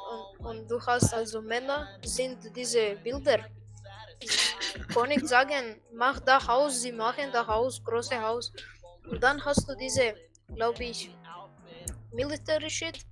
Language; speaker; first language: German; non-native, learner; Croatian